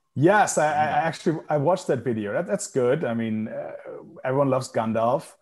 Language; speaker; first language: English; non-native, fluent; German